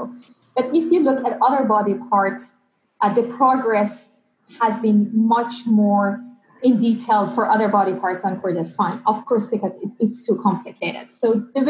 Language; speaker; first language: English; non-native, fluent; Persian